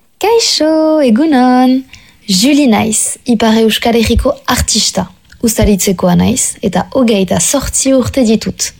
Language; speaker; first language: Basque; non-native, local second language; French